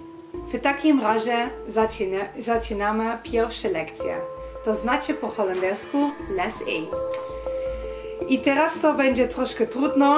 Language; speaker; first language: Polish; non-native, learner; Dutch